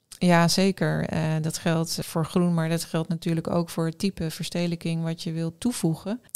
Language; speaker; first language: Dutch; native; Dutch